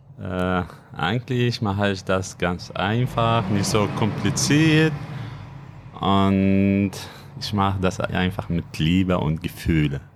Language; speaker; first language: German; non-native, fluent; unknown